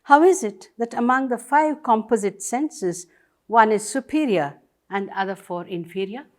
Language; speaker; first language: English; non-native, local second language; Tamil